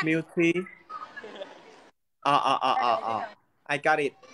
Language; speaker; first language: English; non-native, learner; Vietnamese